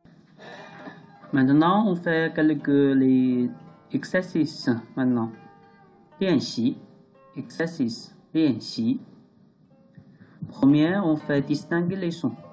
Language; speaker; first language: French; non-native, learner; Chinese